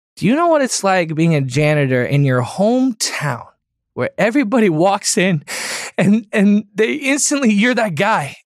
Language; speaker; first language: English; native; English